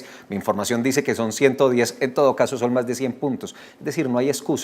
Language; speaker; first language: Spanish; native; Spanish